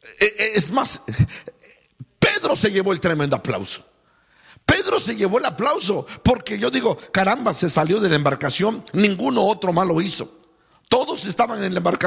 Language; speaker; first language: Spanish; native; Spanish